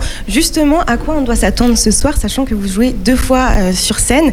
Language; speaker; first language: French; native; French